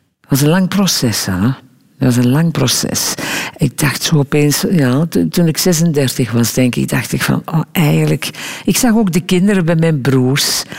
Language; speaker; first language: Dutch; native; Dutch